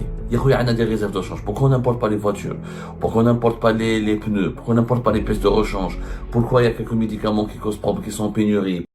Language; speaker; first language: French; non-native, local second language; Arabic